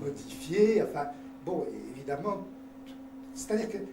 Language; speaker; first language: French; native; French